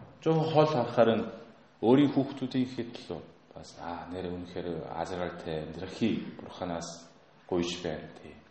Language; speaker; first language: Mongolian; non-native, fluent; Korean